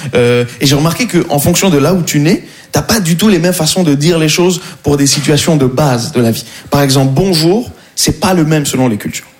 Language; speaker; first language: French; non-native, local second language; Arabic